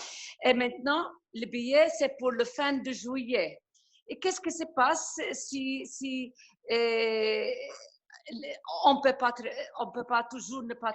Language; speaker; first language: French; non-native, fluent; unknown